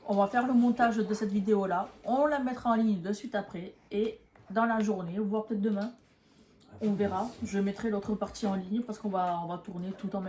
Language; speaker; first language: French; native; French